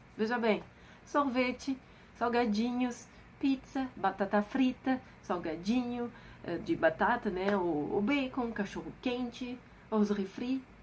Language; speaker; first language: Portuguese; non-native, fluent; French